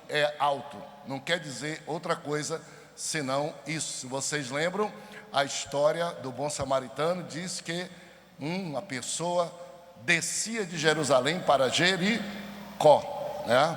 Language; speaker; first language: Portuguese; native; Portuguese